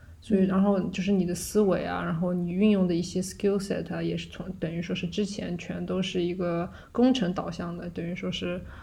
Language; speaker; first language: Chinese; native; Chinese